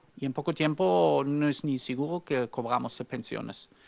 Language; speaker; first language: Spanish; non-native, fluent; German